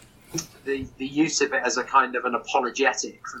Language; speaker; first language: English; native; English